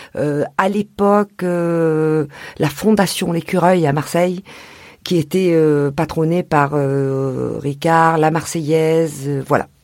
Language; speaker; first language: French; native; French